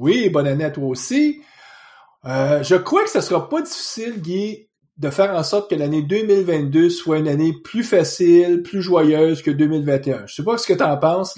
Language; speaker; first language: French; native; French